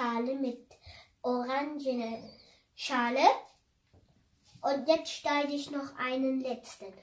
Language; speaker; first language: German; non-native, fluent; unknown